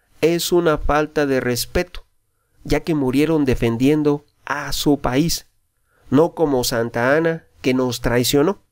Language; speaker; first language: Spanish; native; Spanish